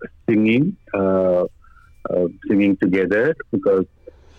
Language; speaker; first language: English; non-native, local second language; Malayalam